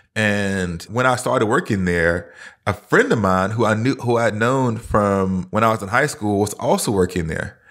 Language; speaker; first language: English; native; English